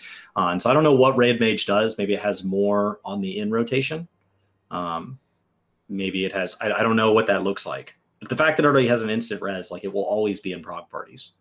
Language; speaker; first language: English; native; English